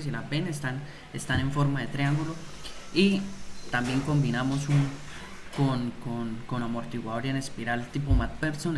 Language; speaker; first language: Spanish; native; Spanish